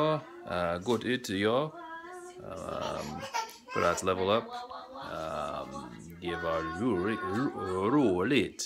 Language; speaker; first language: Swedish; non-native, learner; English